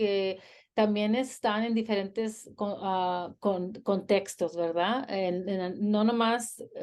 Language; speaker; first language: Spanish; early bilingual, heritage; Spanish